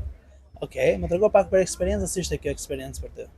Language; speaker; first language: Albanian; native; Albanian